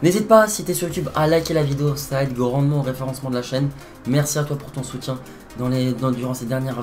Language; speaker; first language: French; native; French